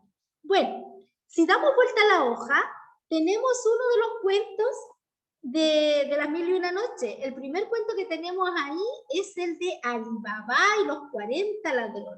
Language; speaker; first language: Spanish; native; Spanish